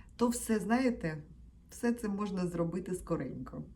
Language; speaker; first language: Ukrainian; non-native, local second language; Russian